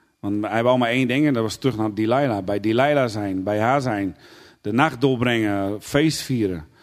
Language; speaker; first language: Dutch; native; Dutch